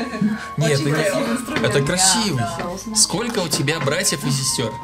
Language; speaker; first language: Russian; native; Russian